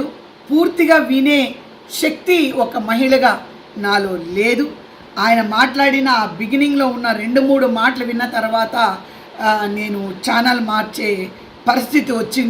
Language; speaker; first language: Telugu; native; Telugu